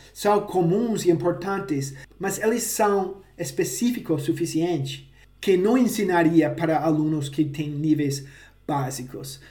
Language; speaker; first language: Portuguese; non-native, fluent; English